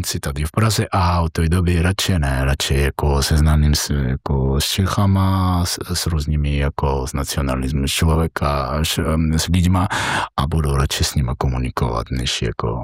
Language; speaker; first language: Czech; non-native, fluent; Georgian